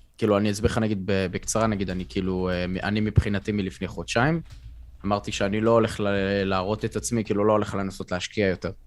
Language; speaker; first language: Hebrew; native; Hebrew